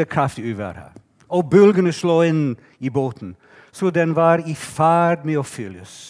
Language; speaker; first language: Norwegian; non-native, fluent; English